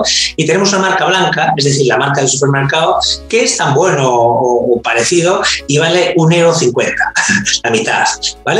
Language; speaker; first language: Spanish; native; Spanish